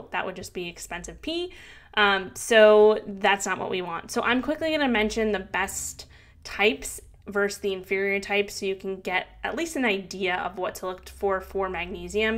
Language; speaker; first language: English; native; English